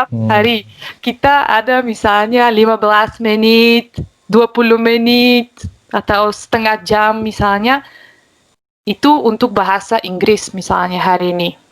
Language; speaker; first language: Indonesian; non-native, fluent; Bulgarian